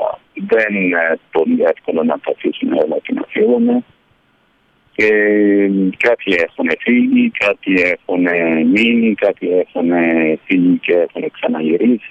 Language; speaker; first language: Greek; early bilingual, heritage; Greek